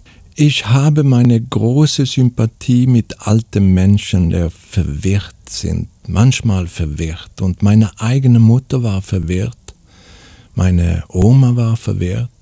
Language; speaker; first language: German; non-native, learner; Swedish